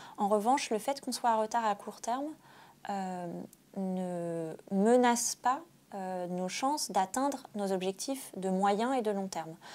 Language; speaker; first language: French; native; French